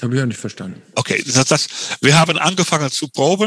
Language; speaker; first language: German; non-native, learner; Dutch